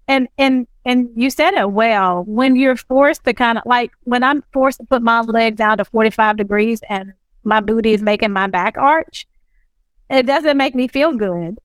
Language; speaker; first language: English; native; English